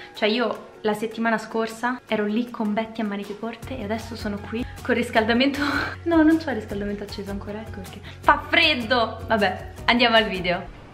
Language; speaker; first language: Italian; native; Italian